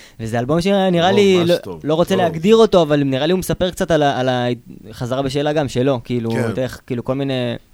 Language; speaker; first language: Hebrew; native; Hebrew